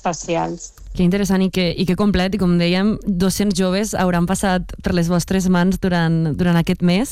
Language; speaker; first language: Catalan; native; Catalan